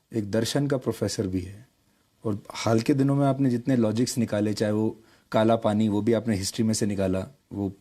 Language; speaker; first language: Hindi; native; Hindi